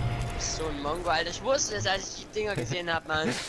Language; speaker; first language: German; native; German